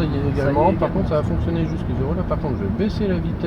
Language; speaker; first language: French; native; French